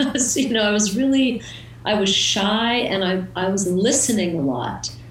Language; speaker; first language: English; native; English